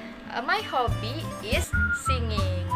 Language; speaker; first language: English; non-native, learner; Indonesian